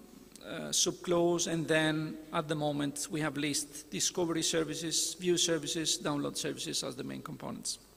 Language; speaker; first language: English; non-native, fluent; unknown